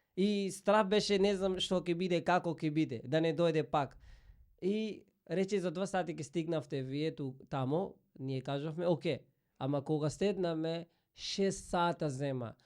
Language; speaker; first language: Macedonian; non-native, fluent; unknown